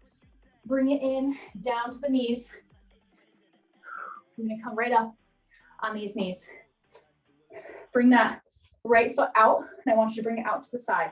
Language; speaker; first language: English; native; English